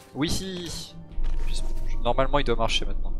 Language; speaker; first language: French; native; French